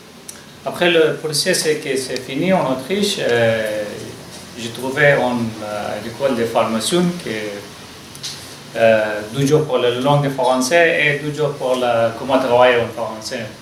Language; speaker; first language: French; non-native, learner; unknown